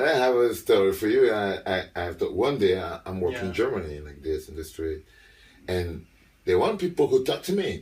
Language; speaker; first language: English; non-native, local second language; French